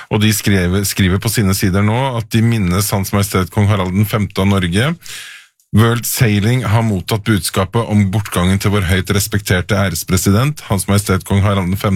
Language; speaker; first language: Norwegian; native; Norwegian